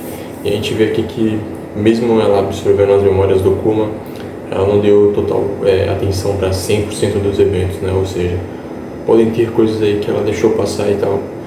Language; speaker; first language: Portuguese; native; Portuguese